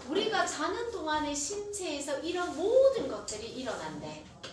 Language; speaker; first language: Korean; native; Korean